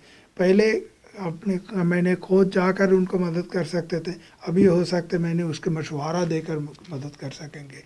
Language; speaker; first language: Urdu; non-native, fluent; Bangla